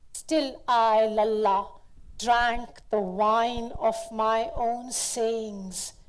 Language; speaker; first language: English; non-native, local second language; Hindi